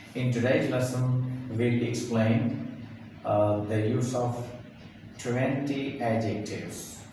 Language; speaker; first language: English; non-native, local second language; Urdu